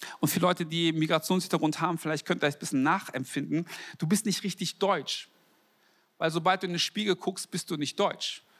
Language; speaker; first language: German; early bilingual, other home language; Korean